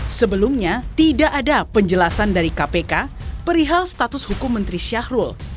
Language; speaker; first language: Indonesian; native; Indonesian